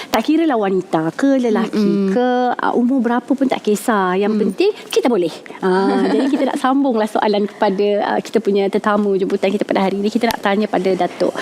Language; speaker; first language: Malay; native; Malay